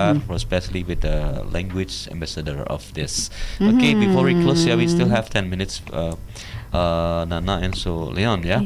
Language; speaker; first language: English; non-native, learner; Indonesian